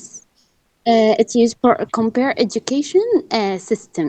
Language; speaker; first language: English; non-native, learner; Arabic